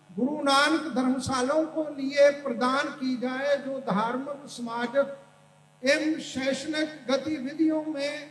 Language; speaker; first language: Hindi; non-native, local second language; Punjabi